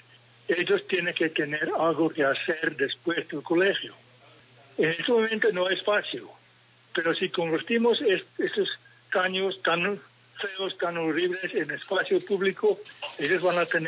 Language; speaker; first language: Spanish; non-native, fluent; English